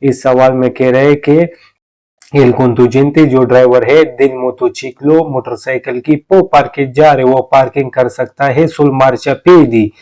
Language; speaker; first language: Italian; non-native, learner; Urdu